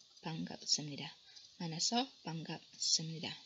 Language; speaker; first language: Korean; non-native, learner; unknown